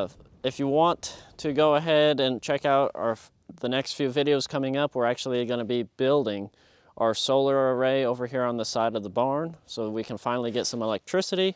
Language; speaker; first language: English; native; English